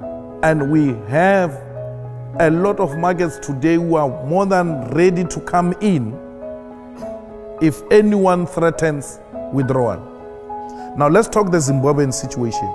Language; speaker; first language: English; non-native, local second language; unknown